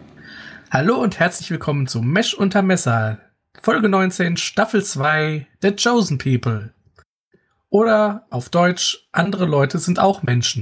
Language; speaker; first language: German; native; German